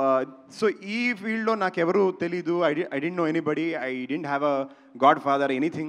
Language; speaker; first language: Telugu; non-native, local second language; Kannada